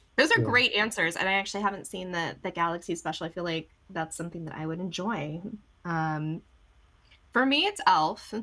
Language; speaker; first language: English; native; English